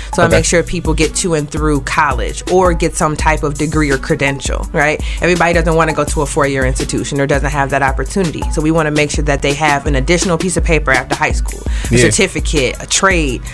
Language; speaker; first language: English; native; English